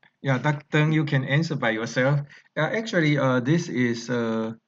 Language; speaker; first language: English; non-native, learner; Chinese